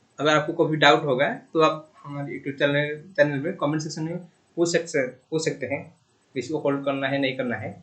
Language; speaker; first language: Hindi; non-native, local second language; Odia